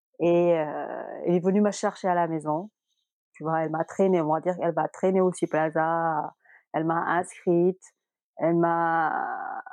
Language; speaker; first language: French; non-native, local second language; Wolof